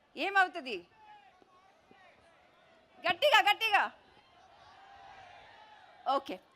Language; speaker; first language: Telugu; non-native, learner; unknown